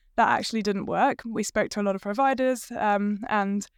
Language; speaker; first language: English; native; English